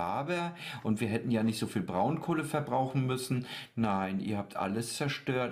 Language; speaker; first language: German; native; German